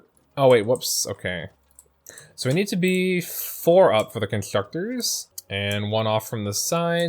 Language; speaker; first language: English; native; English